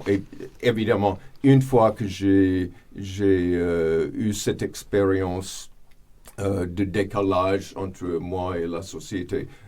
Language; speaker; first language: French; non-native, fluent; English